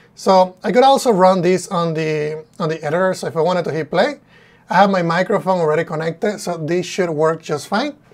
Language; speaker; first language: English; non-native, fluent; Spanish